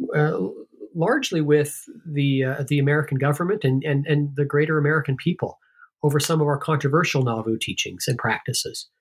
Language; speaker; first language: English; native; English